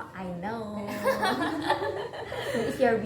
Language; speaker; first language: English; non-native, learner; Indonesian